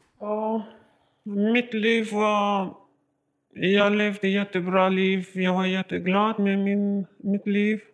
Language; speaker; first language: Swedish; non-native, learner; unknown